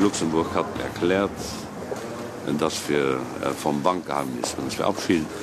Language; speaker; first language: German; non-native, local second language; Luxembourgish